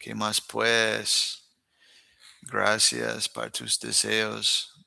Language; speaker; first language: Spanish; non-native, learner; English